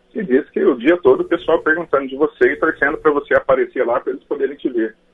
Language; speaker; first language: Portuguese; native; Portuguese